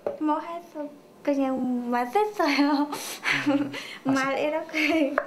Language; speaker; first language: Korean; non-native, learner; Khmer